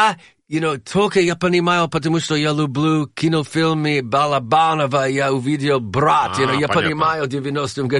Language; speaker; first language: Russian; non-native, learner; English